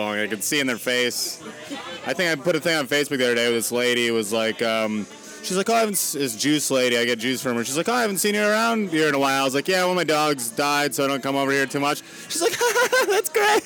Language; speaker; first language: English; native; English